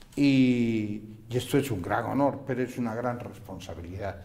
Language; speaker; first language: Spanish; native; Spanish